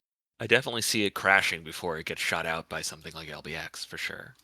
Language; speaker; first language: English; native; English